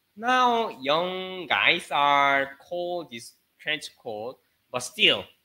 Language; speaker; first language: English; non-native, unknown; Korean